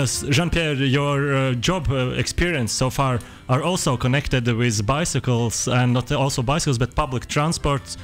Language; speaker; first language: English; non-native, fluent; Latvian